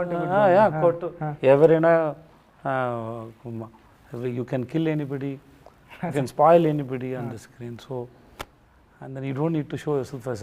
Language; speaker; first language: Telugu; non-native, learner; Tamil